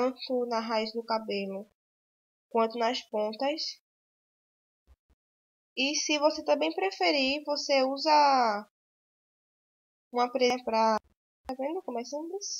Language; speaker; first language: Portuguese; native; Portuguese